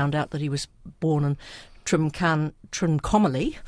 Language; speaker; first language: English; early bilingual, other home language; Sinhala